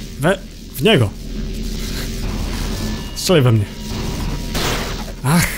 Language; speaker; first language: Polish; native; Polish